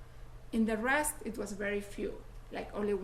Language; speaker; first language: English; non-native, fluent; Spanish